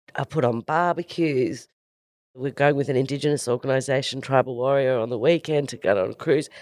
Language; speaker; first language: English; native; English